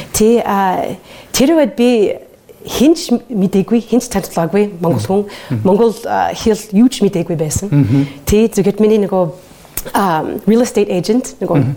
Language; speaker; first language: Mongolian; non-native, learner; English